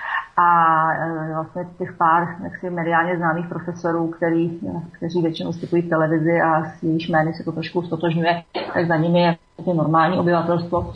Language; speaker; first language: Czech; native; Czech